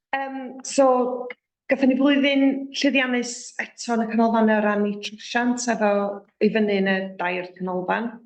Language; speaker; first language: Welsh; native; Welsh